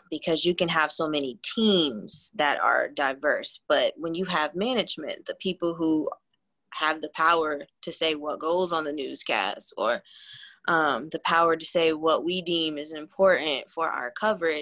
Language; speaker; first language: English; native; English